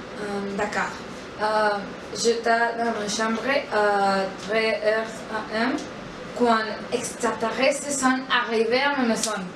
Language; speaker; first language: French; non-native, learner; Spanish